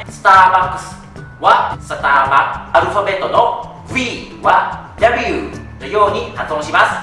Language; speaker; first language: Japanese; non-native, fluent; Thai